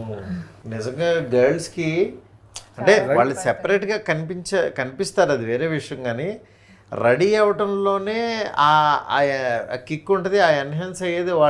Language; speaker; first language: Telugu; native; Telugu